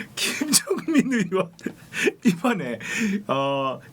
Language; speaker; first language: Korean; native; Korean